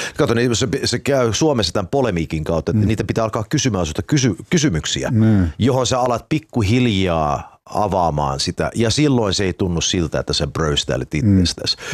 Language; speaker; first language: Finnish; early bilingual, heritage; Finnish